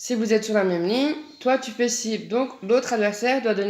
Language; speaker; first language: French; native; French